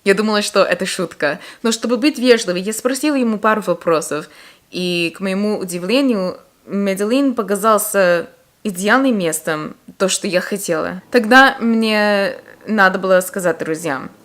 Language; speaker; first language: Russian; non-native, fluent; English